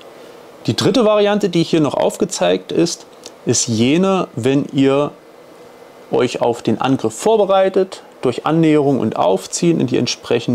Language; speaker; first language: German; native; German